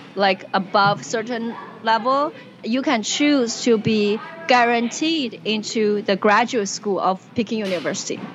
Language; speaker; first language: English; non-native, fluent; Chinese